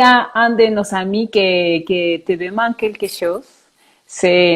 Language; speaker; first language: French; non-native, fluent; Spanish